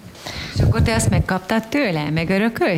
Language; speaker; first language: Hungarian; native; Hungarian